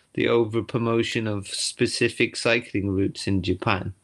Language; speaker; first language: English; native; English